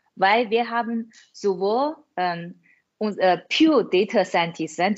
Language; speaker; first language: German; non-native, fluent; Chinese